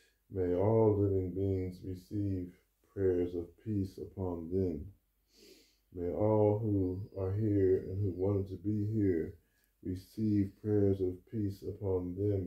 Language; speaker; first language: English; native; English